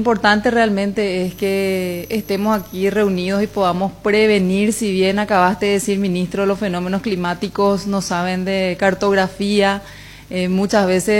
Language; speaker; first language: Spanish; native; Spanish